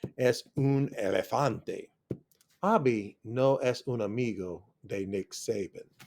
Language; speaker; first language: Spanish; non-native, learner; English